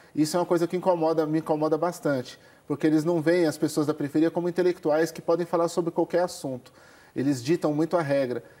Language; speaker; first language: Portuguese; native; Portuguese